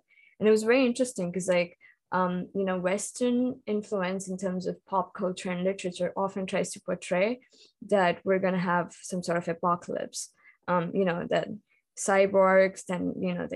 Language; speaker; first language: English; non-native, local second language; Hindi